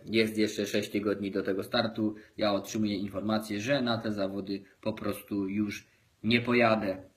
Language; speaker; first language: Polish; native; Polish